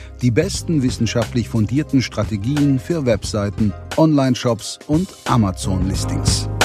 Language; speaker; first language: German; native; German